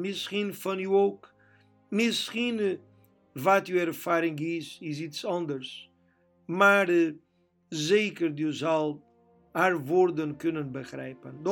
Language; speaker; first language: Dutch; non-native, fluent; Portuguese